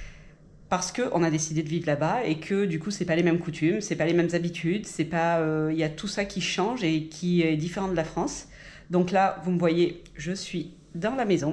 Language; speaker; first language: French; native; French